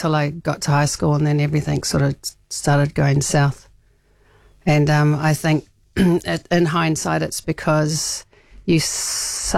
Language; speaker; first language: English; native; English